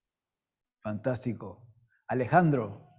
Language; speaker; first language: Spanish; native; Spanish